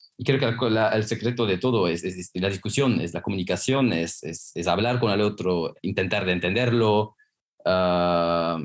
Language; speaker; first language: Spanish; non-native, fluent; Luxembourgish